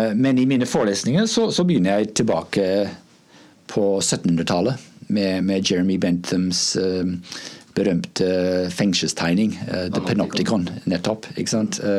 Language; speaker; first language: Norwegian; non-native, fluent; English